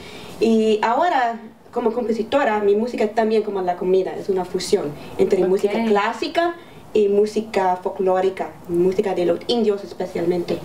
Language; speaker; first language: Spanish; early bilingual, heritage; English